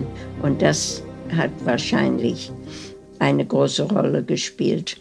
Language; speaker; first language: German; early bilingual, heritage; German